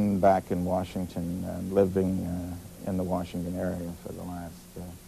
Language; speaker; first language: English; native; English